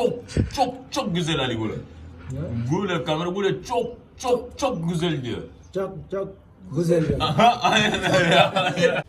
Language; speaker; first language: Turkish; non-native, fluent; Arabic